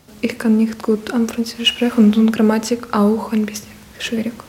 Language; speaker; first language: German; non-native, learner; Ukrainian